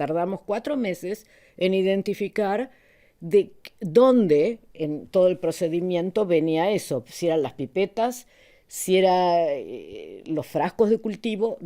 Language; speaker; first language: Spanish; native; Spanish